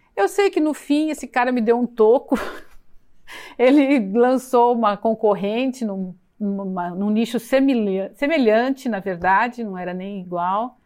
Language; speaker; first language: Portuguese; native; Portuguese